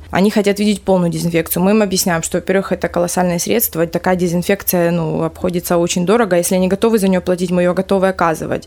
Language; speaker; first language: Russian; native; Russian